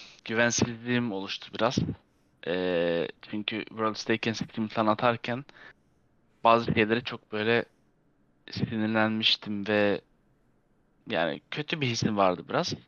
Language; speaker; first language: Turkish; early bilingual, heritage; Turkish